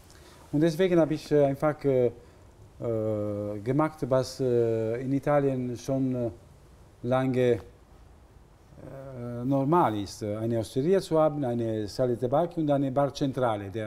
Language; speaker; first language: German; non-native, fluent; Italian